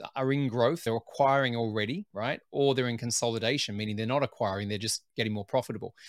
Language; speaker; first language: English; native; English